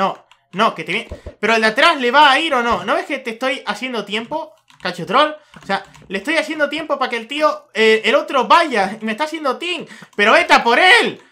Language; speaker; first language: Spanish; native; Spanish